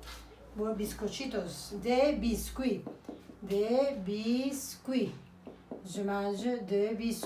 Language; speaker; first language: French; non-native, fluent; Spanish